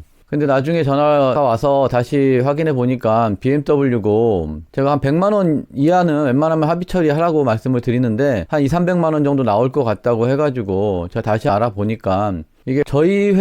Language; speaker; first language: Korean; native; Korean